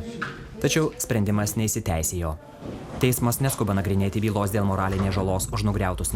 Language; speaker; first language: Lithuanian; native; Lithuanian